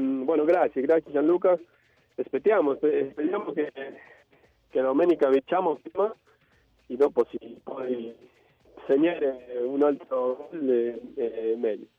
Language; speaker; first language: Italian; non-native, fluent; Spanish